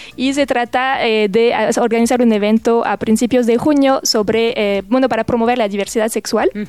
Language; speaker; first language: Spanish; non-native, fluent; French